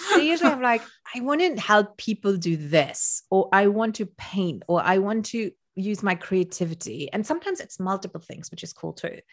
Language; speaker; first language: English; non-native, fluent; Luxembourgish